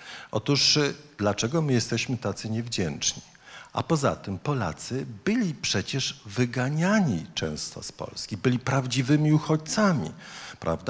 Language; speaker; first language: Polish; native; Polish